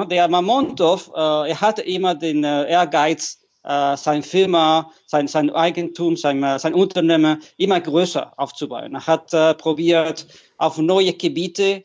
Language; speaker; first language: German; non-native, fluent; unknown